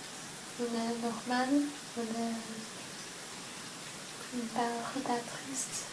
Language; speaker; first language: French; non-native, learner; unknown